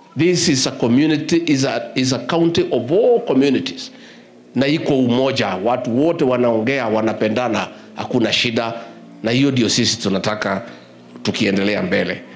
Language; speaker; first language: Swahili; non-native, local second language; Kikuyu